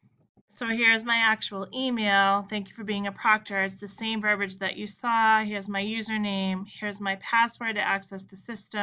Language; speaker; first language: English; native; English